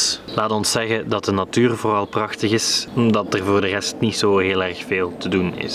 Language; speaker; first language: Dutch; native; Dutch